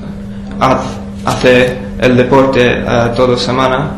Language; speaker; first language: Spanish; non-native, learner; English